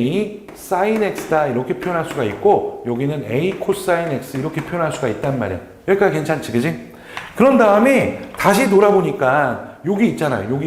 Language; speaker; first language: Korean; native; Korean